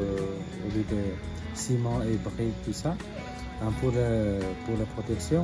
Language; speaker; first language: French; non-native, fluent; Nepali